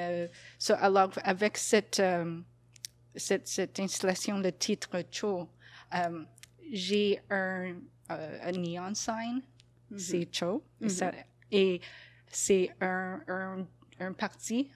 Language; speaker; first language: French; non-native, fluent; English